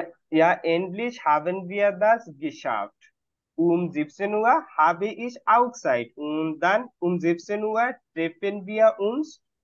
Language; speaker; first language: German; non-native, fluent; Bangla